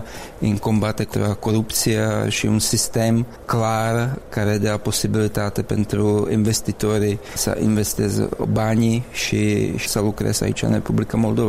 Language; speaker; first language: Romanian; non-native, learner; Czech